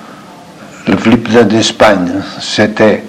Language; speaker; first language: French; non-native, fluent; Portuguese